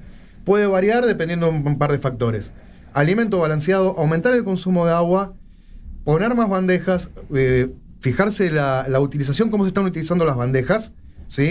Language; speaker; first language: Spanish; native; Spanish